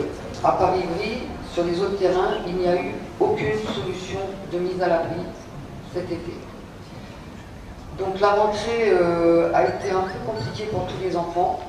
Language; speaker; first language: French; native; French